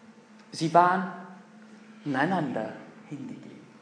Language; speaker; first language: German; non-native, fluent; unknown